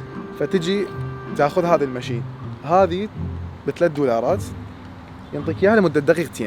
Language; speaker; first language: Arabic; native; Arabic